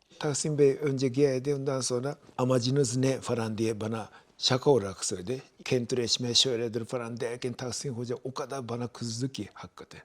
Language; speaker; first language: Turkish; non-native, fluent; Japanese